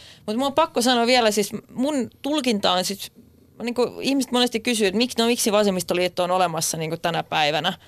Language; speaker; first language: Finnish; non-native, local second language; Swedish